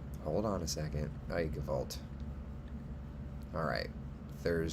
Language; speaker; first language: English; native; English